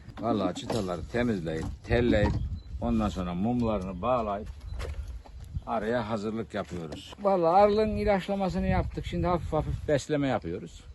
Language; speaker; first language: Turkish; native; Turkish